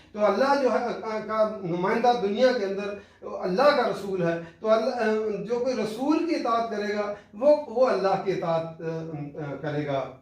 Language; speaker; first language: Urdu; non-native, local second language; Punjabi